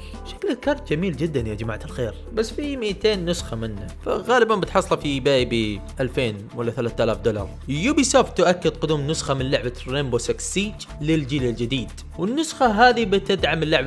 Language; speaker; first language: Arabic; native; Arabic